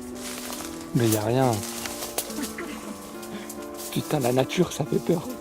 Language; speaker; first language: French; native; French